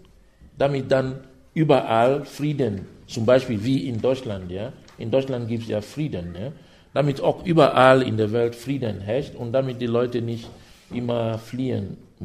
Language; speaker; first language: German; non-native, fluent; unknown